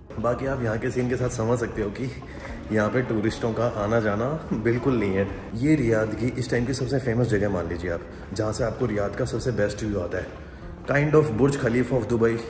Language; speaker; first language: Hindi; native; Hindi